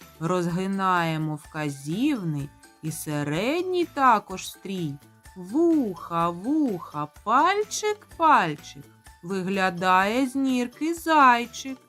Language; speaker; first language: Ukrainian; native; Ukrainian